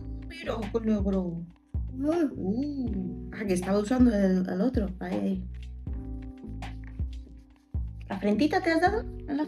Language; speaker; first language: Spanish; native; Spanish